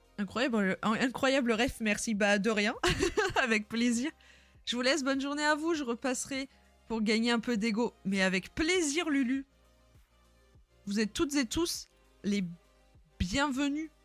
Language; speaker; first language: French; native; French